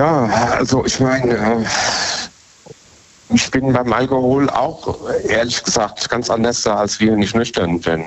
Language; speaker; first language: German; native; German